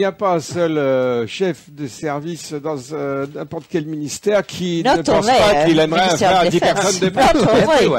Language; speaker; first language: French; native; French